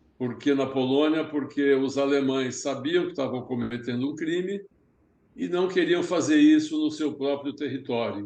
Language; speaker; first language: Portuguese; early bilingual, other home language; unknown